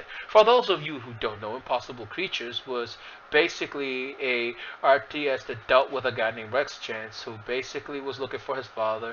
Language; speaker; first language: English; native; English